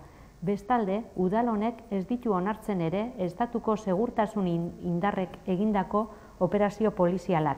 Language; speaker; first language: Basque; native; Basque